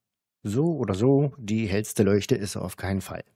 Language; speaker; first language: German; native; German